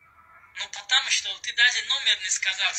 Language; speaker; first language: Russian; non-native, learner; Uzbek